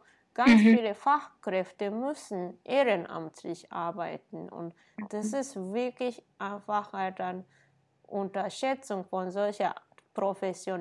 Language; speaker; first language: German; non-native, fluent; Japanese